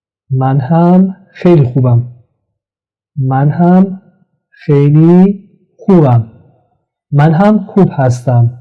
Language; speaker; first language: Persian; non-native, fluent; Central Kurdish